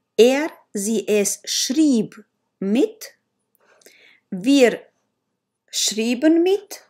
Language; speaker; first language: German; non-native, learner; Romanian